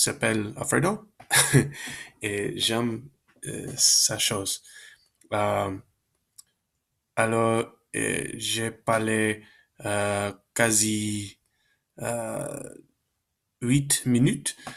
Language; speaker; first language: French; non-native, learner; Spanish